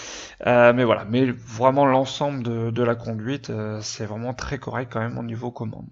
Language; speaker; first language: French; native; French